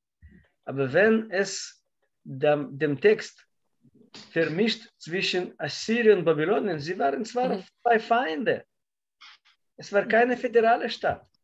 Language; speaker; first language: German; non-native, learner; Russian